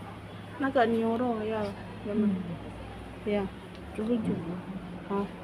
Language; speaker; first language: Chinese; non-native, learner; Filipino